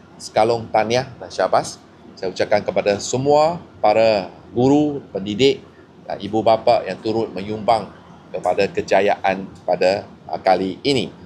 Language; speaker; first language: Malay; non-native, local second language; Chinese